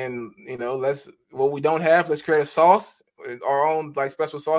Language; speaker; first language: English; native; English